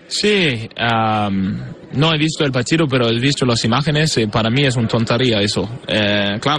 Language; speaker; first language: Spanish; non-native, fluent; Portuguese